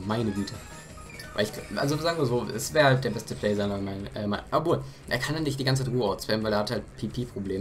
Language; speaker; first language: German; native; German